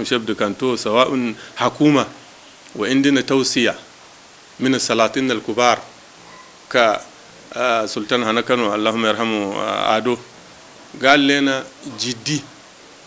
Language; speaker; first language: Arabic; non-native, local second language; Hausa